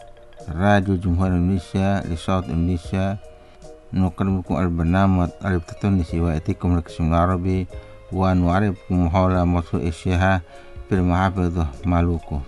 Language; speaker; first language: Arabic; non-native, fluent; Indonesian